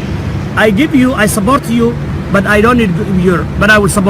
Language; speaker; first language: English; non-native, fluent; Somali